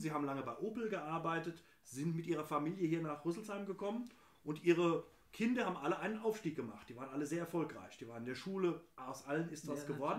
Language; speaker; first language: German; native; German